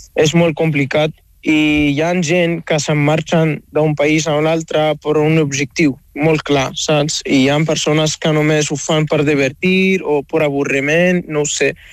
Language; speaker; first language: Catalan; non-native, fluent; Arabic